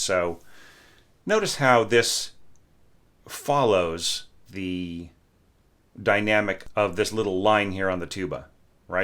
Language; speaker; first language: English; native; English